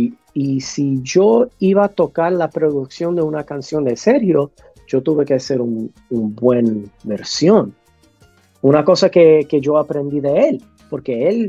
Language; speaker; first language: Spanish; early bilingual, heritage; English